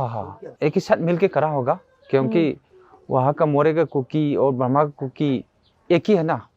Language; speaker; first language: Hindi; non-native, local second language; Manipuri